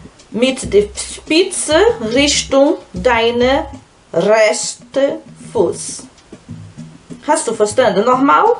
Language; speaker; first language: German; non-native, fluent; Portuguese